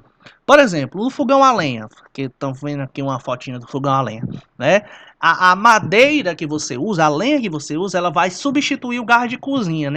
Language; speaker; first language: Portuguese; native; Portuguese